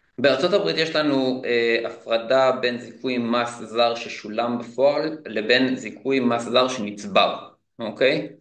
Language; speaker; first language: Hebrew; native; Hebrew